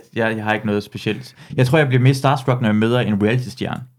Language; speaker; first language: Danish; native; Danish